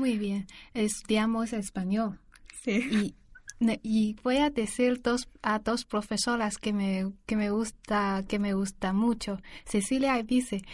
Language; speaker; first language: Spanish; non-native, learner; Chinese